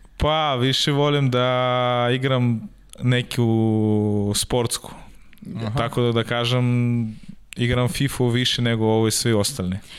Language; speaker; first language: Serbian; non-native, learner; Russian